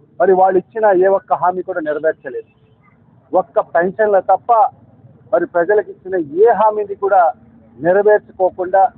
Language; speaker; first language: Telugu; native; Telugu